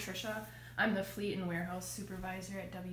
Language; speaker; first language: English; native; English